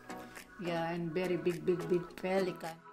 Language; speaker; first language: English; non-native, learner; Indonesian